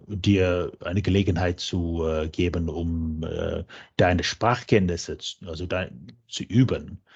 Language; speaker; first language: German; non-native, fluent; English